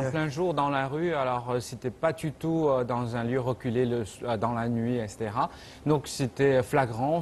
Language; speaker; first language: French; non-native, fluent; Chinese